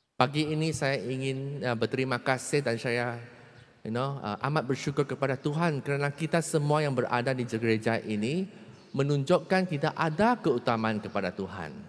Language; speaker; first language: Malay; non-native, local second language; Chinese